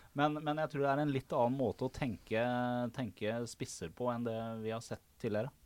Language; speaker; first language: Norwegian; native; Norwegian